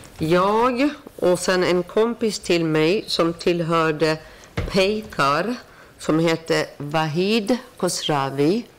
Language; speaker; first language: Swedish; non-native, fluent; Persian